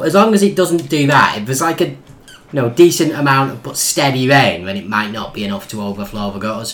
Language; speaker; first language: English; native; English